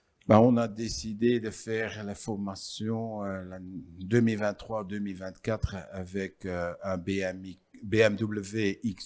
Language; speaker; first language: French; non-native, fluent; Dutch